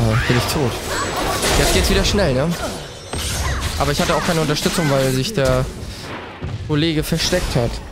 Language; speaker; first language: German; native; German